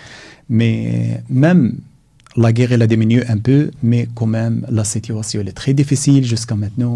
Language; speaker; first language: French; non-native, learner; Arabic